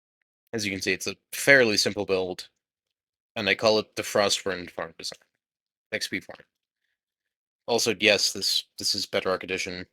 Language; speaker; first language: English; native; English